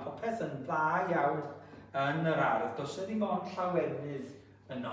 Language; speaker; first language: Welsh; native; Welsh